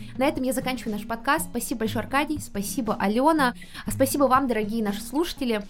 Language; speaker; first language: Russian; native; Russian